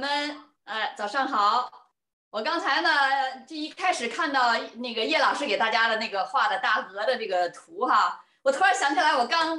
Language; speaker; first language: Chinese; native; Chinese